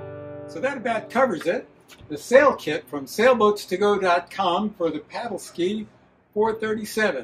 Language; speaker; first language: English; native; English